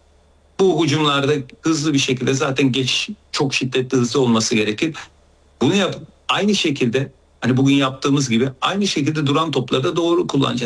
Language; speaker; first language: Turkish; native; Turkish